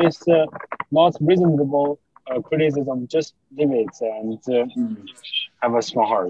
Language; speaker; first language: English; non-native, fluent; Chinese